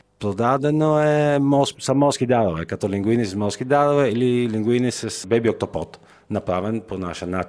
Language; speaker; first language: Bulgarian; non-native, fluent; Italian